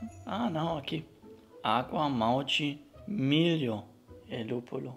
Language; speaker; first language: Portuguese; non-native, learner; German